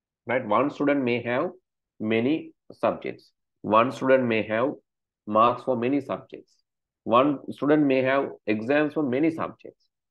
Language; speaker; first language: English; non-native, local second language; Sinhala